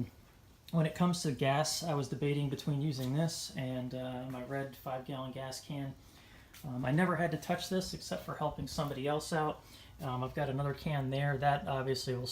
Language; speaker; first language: English; native; English